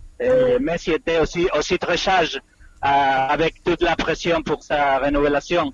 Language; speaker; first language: French; non-native, fluent; Spanish